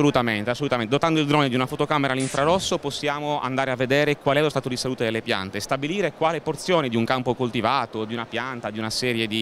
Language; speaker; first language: Italian; native; Italian